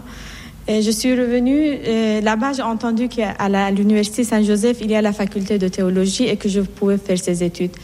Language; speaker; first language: French; non-native, fluent; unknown